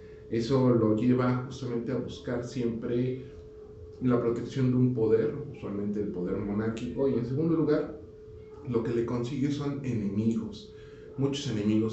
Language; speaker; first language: Spanish; native; Spanish